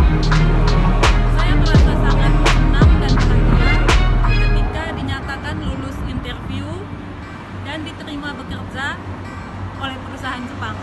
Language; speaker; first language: Indonesian; non-native, local second language; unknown